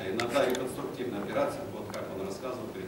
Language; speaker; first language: Russian; native; Russian